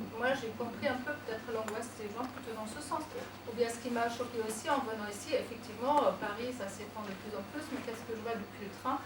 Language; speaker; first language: French; non-native, fluent; German